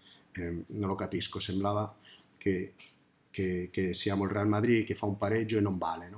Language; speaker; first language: Italian; non-native, fluent; Spanish